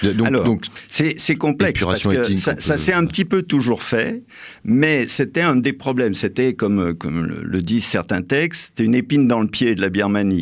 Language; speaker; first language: French; native; French